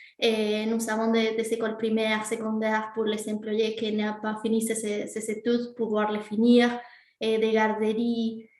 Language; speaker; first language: French; non-native, fluent; Spanish